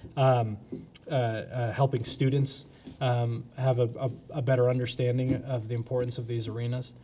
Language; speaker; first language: English; native; English